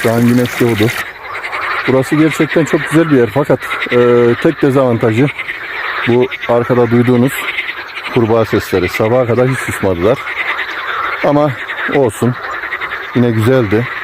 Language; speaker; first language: Turkish; native; Turkish